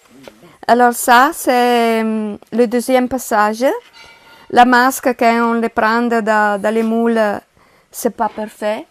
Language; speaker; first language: French; non-native, learner; Italian